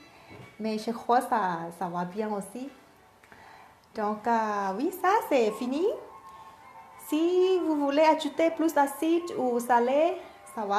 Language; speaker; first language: French; non-native, learner; Thai